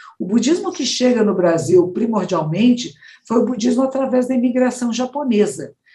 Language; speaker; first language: Portuguese; native; Portuguese